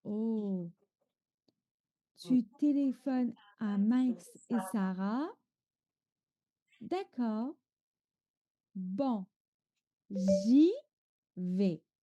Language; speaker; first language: French; non-native, fluent; Chinese